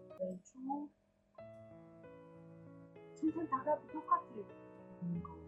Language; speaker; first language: Korean; non-native, learner; Chinese